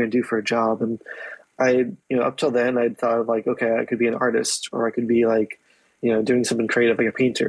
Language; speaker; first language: English; native; English